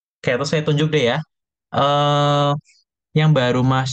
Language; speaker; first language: Indonesian; native; Indonesian